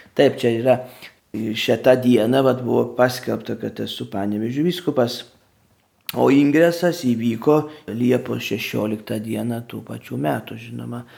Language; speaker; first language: Lithuanian; native; Lithuanian